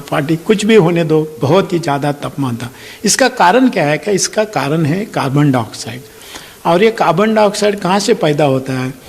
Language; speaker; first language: Hindi; non-native, local second language; Marathi